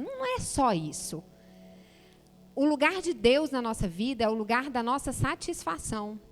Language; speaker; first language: Portuguese; native; Portuguese